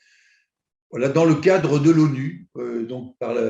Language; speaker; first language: French; native; French